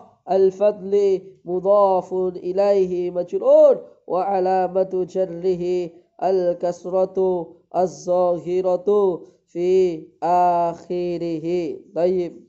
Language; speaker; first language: Arabic; non-native, fluent; Indonesian